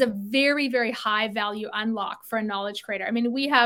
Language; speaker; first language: English; native; English